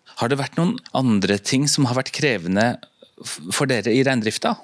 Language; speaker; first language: Norwegian; native; Norwegian